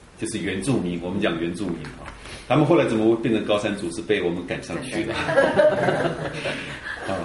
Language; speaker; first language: Chinese; early bilingual, heritage; Chinese